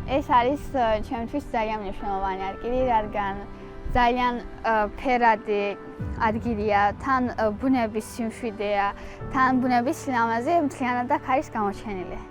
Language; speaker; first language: Georgian; non-native, local second language; Azerbaijani